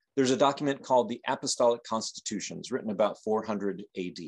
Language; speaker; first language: English; native; English